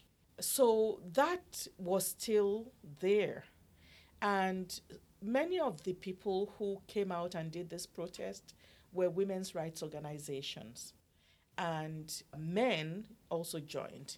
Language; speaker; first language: English; non-native, local second language; Yoruba